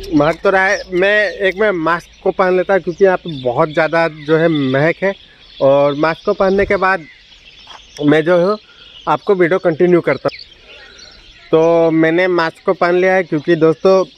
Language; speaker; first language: Hindi; non-native, local second language; Assamese